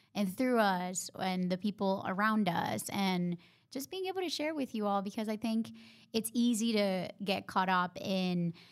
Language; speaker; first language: English; non-native, fluent; Spanish